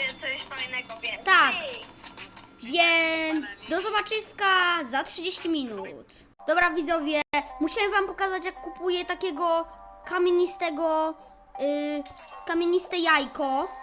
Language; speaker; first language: Polish; native; Polish